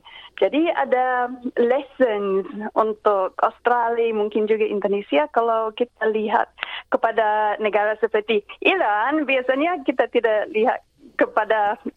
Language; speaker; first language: Indonesian; non-native, fluent; English